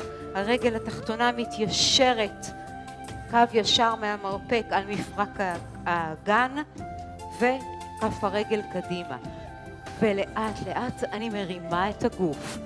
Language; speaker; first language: Hebrew; native; Hebrew